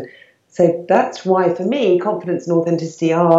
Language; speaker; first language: English; native; English